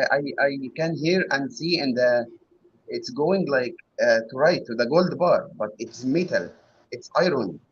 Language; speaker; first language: English; non-native, learner; Arabic